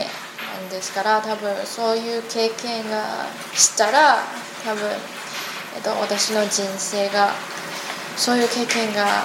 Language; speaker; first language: Japanese; non-native, learner; Chinese